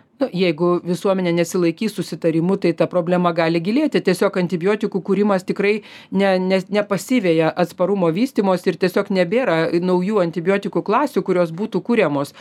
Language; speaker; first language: Lithuanian; native; Lithuanian